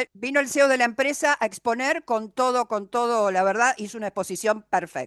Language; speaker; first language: Spanish; native; Spanish